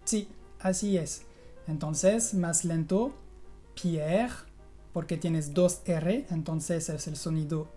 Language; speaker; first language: Spanish; non-native, fluent; French